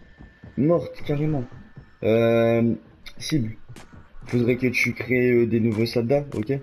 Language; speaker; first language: French; native; French